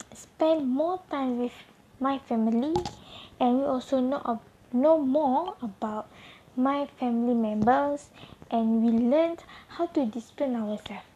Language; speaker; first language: English; non-native, local second language; Malay